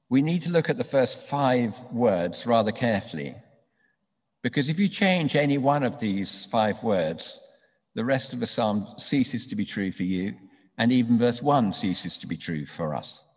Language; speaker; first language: English; native; English